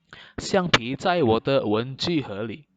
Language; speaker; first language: Chinese; non-native, fluent; Indonesian